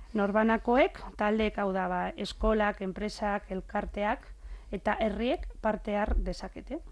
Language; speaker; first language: Basque; non-native, local second language; Spanish